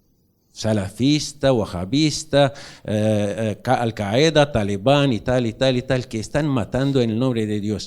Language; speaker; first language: Spanish; non-native, learner; Arabic